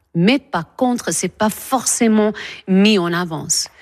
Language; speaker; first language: French; non-native, fluent; English